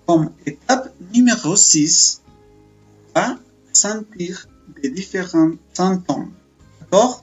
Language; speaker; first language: French; non-native, fluent; Spanish